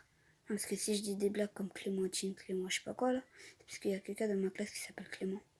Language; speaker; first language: French; native; French